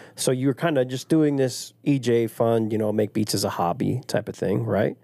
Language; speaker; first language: English; native; English